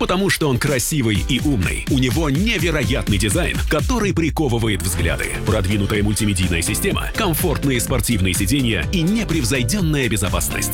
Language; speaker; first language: Russian; native; Russian